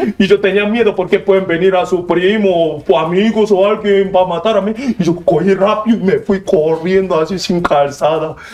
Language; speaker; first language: Spanish; non-native, learner; Korean